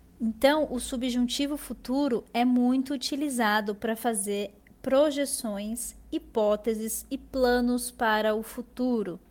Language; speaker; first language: Portuguese; native; Portuguese